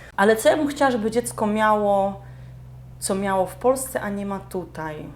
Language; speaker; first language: Polish; native; Polish